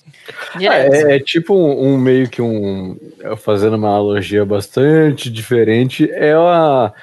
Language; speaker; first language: Portuguese; native; Portuguese